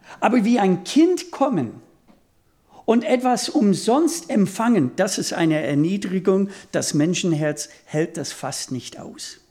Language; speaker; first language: German; non-native, fluent; English